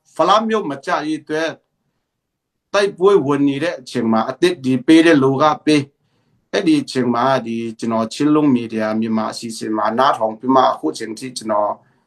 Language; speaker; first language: Burmese; non-native, local second language; Tedim Chin